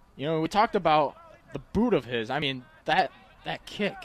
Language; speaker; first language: English; native; English